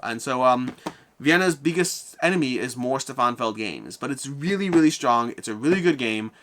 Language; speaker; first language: English; native; English